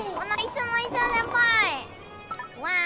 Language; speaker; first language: Japanese; non-native, learner; Indonesian